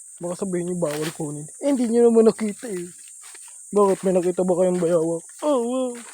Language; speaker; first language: Filipino; non-native, local second language; Masbatenyo